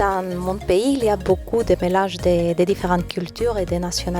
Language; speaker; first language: French; non-native, fluent; Greek